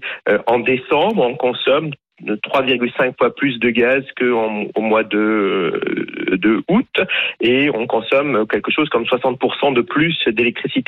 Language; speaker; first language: French; native; French